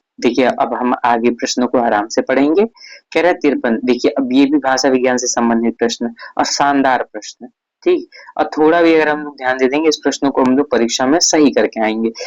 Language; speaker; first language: Hindi; native; Hindi